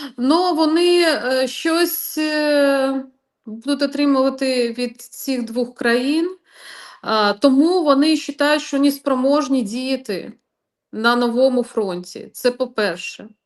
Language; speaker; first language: Ukrainian; non-native, local second language; Russian